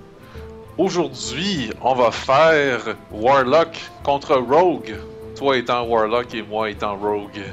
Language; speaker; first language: French; native; French